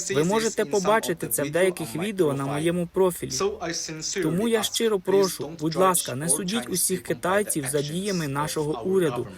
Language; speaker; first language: Ukrainian; non-native, fluent; Chinese